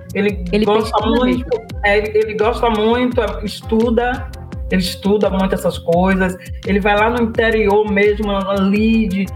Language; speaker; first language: Portuguese; native; Portuguese